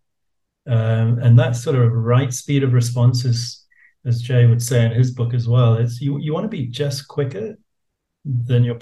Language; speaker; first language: English; native; English